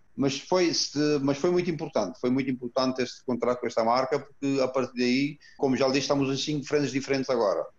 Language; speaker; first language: Portuguese; non-native, fluent; Romanian